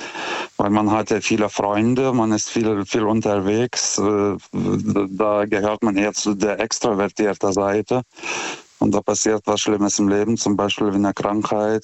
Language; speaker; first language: German; native; German